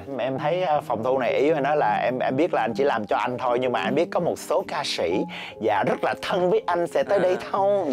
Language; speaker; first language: Vietnamese; native; Vietnamese